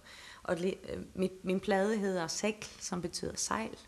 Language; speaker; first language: Danish; non-native, local second language; Faroese